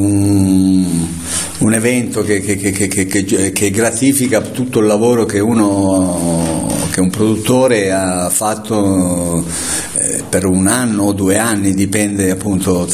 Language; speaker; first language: Italian; native; Italian